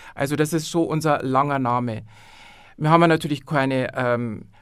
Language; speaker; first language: German; native; German